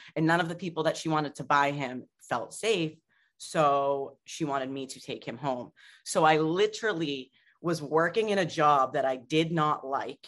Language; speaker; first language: English; native; English